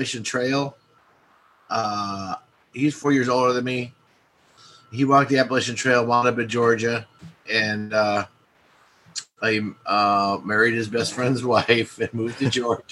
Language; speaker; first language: English; native; English